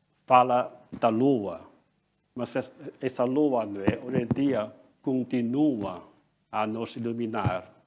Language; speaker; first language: Portuguese; non-native, fluent; Chinese